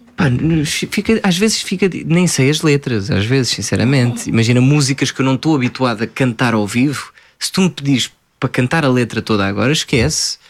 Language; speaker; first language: Portuguese; early bilingual, other home language; French